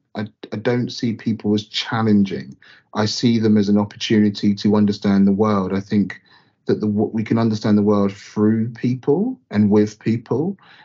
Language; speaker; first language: English; native; English